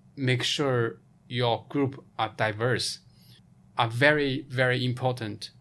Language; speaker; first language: English; non-native, fluent; Chinese